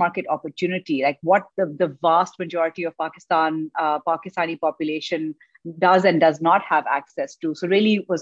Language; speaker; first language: English; non-native, local second language; Urdu